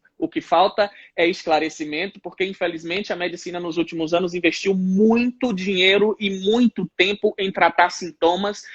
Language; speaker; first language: Portuguese; native; Portuguese